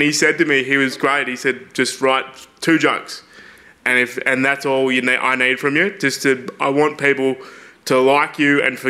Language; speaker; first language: English; native; English